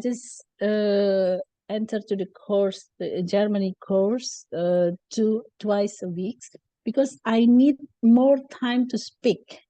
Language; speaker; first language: English; non-native, learner; Indonesian